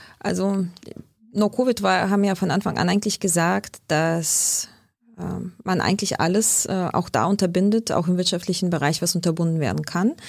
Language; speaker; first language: German; early bilingual, other home language; Russian